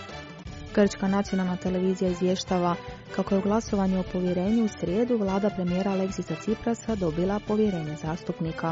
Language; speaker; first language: Croatian; native; Croatian